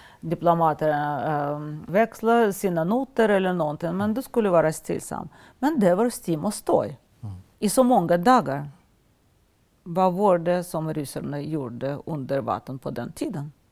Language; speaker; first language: Swedish; non-native, fluent; Russian